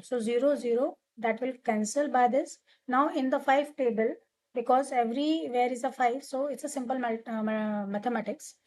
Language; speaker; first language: English; non-native, local second language; Hindi